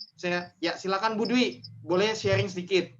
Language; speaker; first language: Indonesian; native; Indonesian